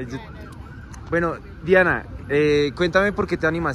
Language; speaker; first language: Spanish; native; Spanish